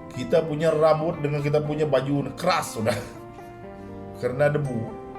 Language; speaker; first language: Malay; non-native, local second language; Iban